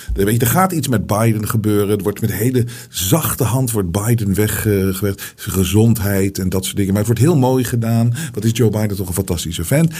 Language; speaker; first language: Dutch; native; Dutch